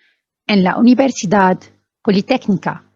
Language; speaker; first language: Spanish; non-native, fluent; Arabic